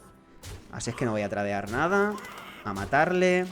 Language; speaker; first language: Spanish; native; Spanish